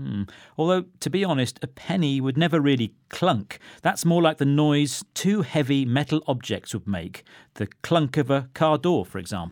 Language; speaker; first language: English; native; English